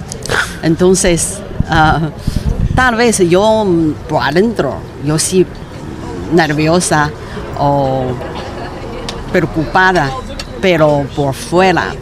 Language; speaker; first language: Spanish; non-native, learner; Chinese